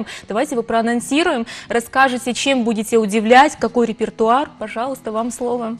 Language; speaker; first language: Russian; native; Russian